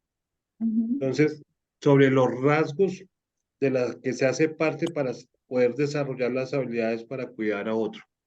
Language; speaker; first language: Spanish; native; Spanish